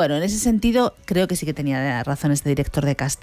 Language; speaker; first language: Spanish; native; Spanish